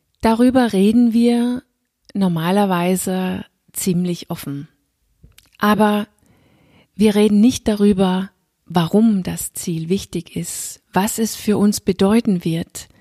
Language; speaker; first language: German; non-native, fluent; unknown